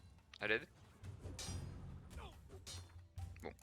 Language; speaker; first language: French; native; French